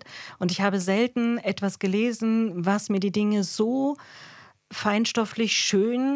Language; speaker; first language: German; native; German